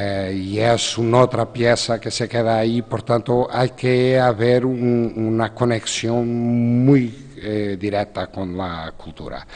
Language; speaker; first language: Spanish; non-native, fluent; Portuguese